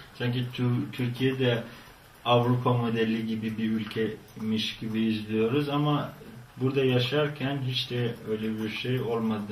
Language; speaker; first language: Turkish; non-native, fluent; Persian